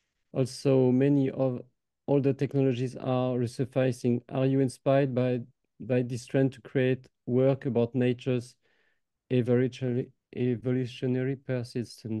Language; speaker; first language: English; non-native, fluent; French